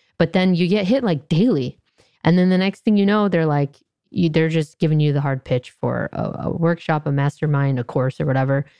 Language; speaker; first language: English; native; English